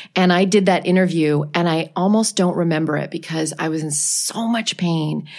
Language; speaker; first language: English; native; English